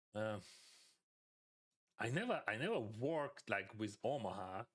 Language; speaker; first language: English; non-native, fluent; Ukrainian